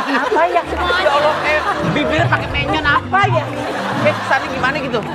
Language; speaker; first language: Indonesian; native; Indonesian